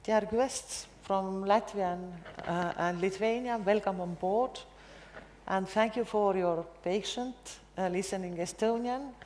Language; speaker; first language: English; non-native, fluent; Estonian